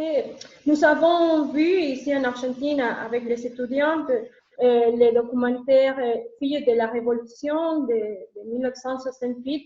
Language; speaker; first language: French; non-native, learner; Spanish